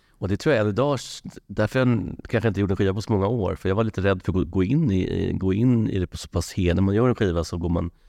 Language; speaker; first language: Swedish; native; Swedish